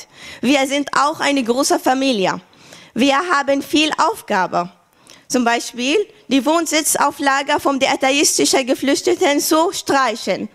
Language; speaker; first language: German; non-native, learner; Arabic